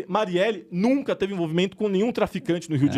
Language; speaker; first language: Portuguese; native; Portuguese